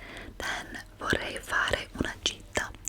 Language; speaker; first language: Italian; early bilingual, heritage; English